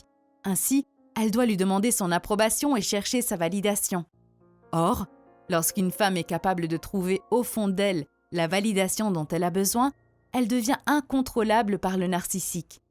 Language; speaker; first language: French; native; French